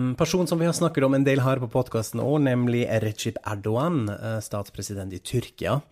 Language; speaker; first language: Norwegian; non-native, fluent; German